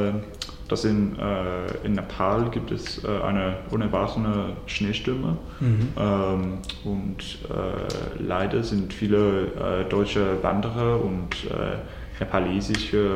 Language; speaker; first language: German; non-native, learner; English